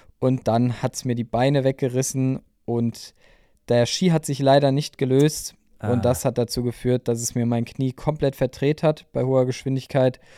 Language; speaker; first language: German; native; German